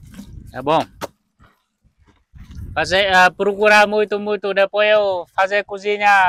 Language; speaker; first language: Portuguese; non-native, learner; Vietnamese